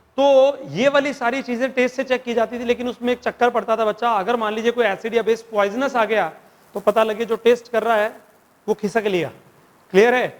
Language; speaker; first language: Hindi; native; Hindi